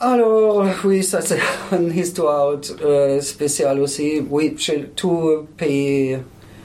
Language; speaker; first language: French; non-native, fluent; German